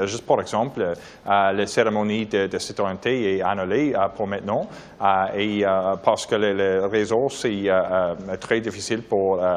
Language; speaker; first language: French; non-native, learner; English